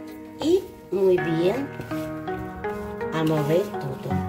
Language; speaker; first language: Spanish; non-native, learner; Ukrainian